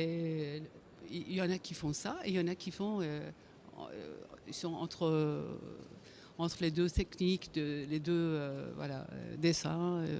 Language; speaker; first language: French; non-native, fluent; Persian